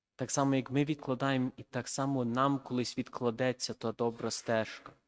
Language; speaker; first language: Ukrainian; early bilingual, heritage; Ukrainian